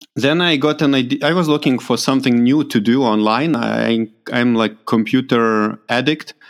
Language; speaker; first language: English; non-native, fluent; Lithuanian